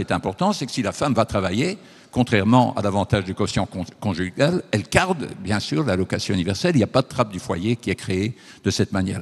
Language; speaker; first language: French; native; French